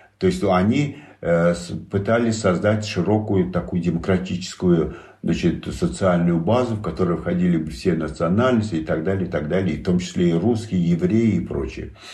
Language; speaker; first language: Russian; non-native, local second language; Tajik